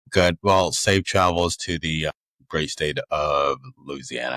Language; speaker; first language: English; native; English